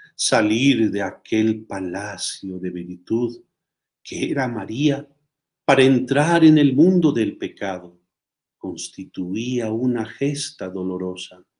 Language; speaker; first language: Spanish; native; Spanish